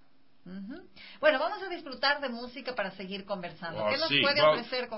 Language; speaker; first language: Spanish; native; Spanish